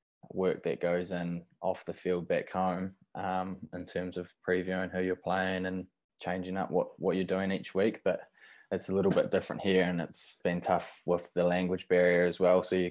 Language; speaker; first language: English; native; English